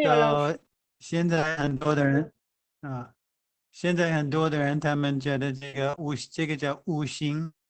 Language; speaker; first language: Chinese; non-native, fluent; English